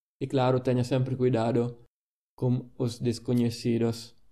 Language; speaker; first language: Portuguese; non-native, fluent; Italian